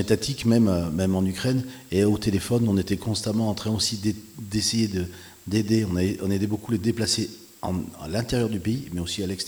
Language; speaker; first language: French; native; French